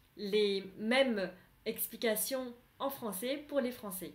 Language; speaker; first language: French; non-native, fluent; Vietnamese